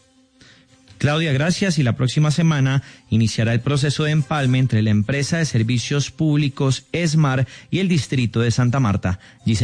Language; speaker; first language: Spanish; native; Spanish